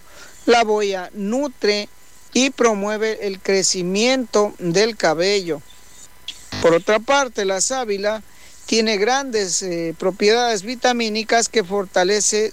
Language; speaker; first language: Spanish; native; Spanish